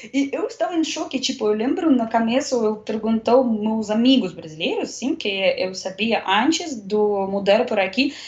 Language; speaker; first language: Portuguese; non-native, learner; Russian